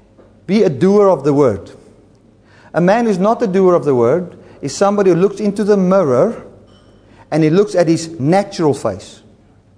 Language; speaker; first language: English; non-native, local second language; Afrikaans